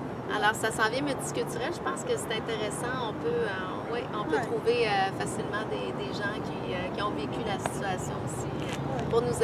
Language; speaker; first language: French; native; French